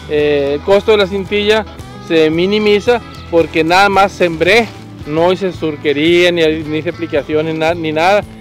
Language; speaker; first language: Spanish; native; Spanish